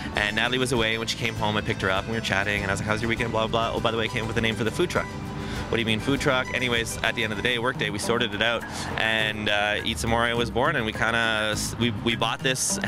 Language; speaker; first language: English; native; English